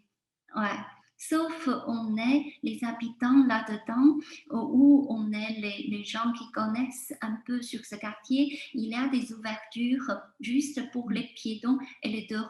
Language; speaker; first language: French; non-native, fluent; Chinese